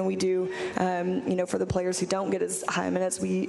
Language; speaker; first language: English; native; English